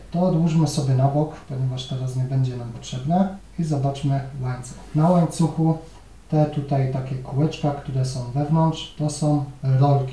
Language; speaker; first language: Polish; native; Polish